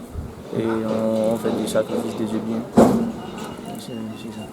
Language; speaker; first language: French; non-native, local second language; Malagasy